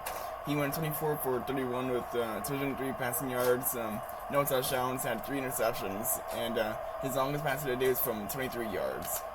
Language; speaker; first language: English; native; English